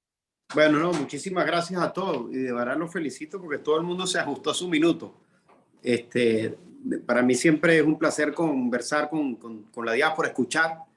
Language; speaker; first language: Spanish; native; Spanish